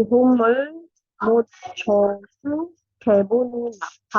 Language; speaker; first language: Korean; non-native, learner; Filipino